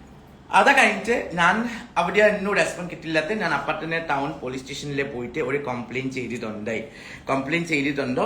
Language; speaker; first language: Malayalam; non-native, learner; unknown